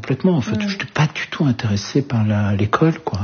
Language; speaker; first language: French; early bilingual, other home language; Arabic